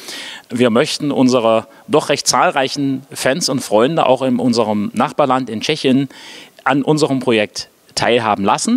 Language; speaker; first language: German; native; German